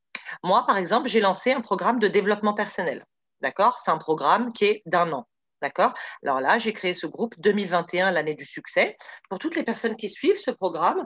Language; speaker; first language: French; native; French